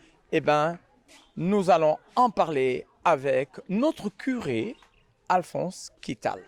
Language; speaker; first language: French; non-native, local second language; Wolof